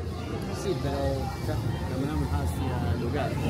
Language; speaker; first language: Spanish; non-native, learner; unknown